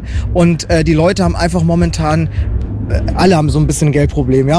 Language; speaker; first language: German; native; German